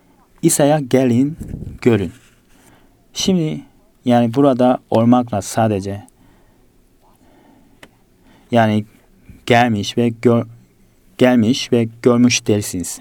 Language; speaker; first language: Turkish; non-native, fluent; Korean